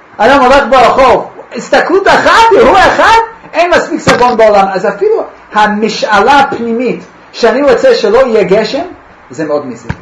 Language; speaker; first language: Hebrew; non-native, fluent; English